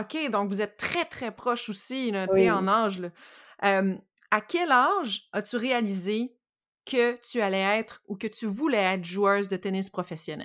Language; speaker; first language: French; native; French